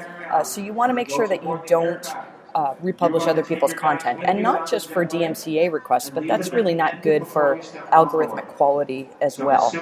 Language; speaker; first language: English; native; English